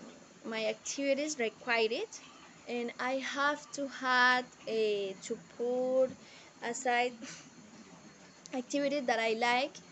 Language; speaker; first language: English; non-native, learner; Spanish